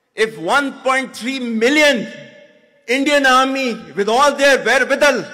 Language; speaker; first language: English; non-native, local second language; Urdu